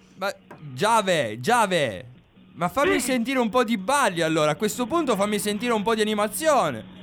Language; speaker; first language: Italian; native; Italian